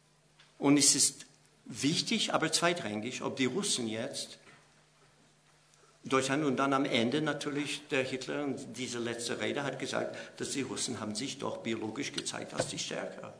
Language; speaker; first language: German; non-native, fluent; English